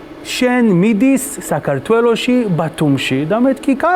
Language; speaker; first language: Georgian; non-native, learner; Hebrew